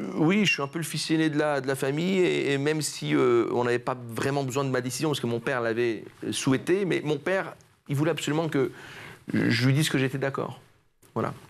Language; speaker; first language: French; native; French